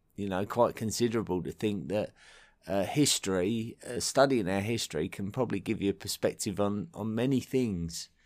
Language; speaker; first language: English; native; English